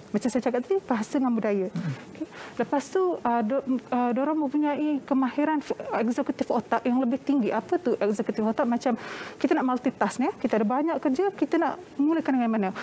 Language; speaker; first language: Malay; native; Malay